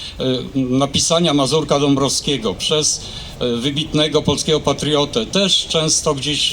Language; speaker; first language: Polish; native; Polish